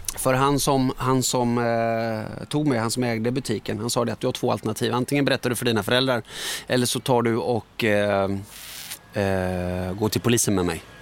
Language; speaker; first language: Swedish; early bilingual, other home language; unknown